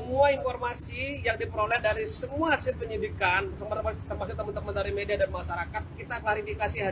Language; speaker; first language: Indonesian; native; Indonesian